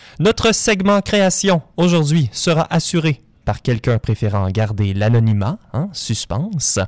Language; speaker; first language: French; native; French